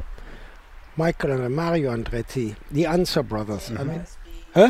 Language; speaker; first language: English; non-native, fluent; German